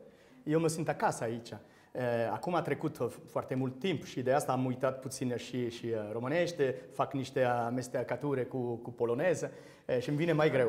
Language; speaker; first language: Romanian; non-native, learner; French